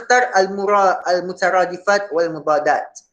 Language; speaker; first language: Arabic; non-native, fluent; Malay